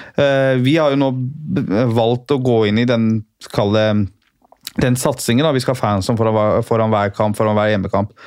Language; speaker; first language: Norwegian; early bilingual, other home language; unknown